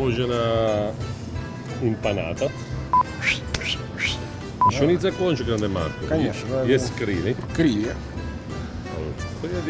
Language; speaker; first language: Russian; non-native, learner; Italian